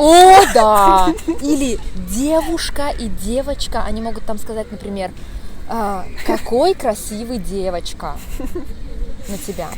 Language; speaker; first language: Russian; native; Russian